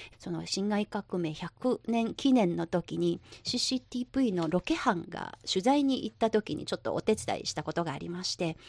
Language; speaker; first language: Japanese; non-native, local second language; Chinese